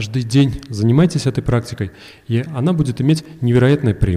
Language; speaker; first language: Russian; native; Russian